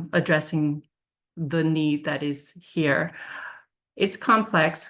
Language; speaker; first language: English; early bilingual, other home language; Korean